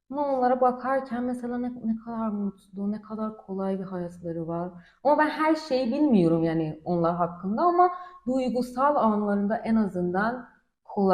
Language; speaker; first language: Turkish; non-native, learner; Persian